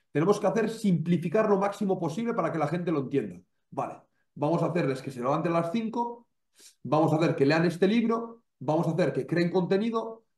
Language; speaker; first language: Spanish; native; Spanish